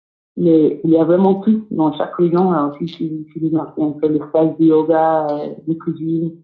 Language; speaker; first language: French; non-native, fluent; English